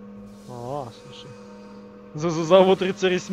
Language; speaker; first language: Russian; native; Russian